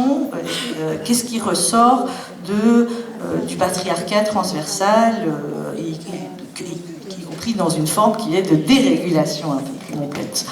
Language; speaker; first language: French; native; French